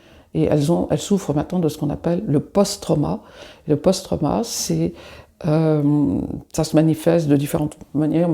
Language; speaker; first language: French; native; French